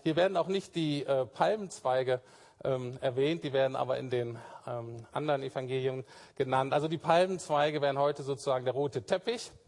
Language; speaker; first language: German; native; German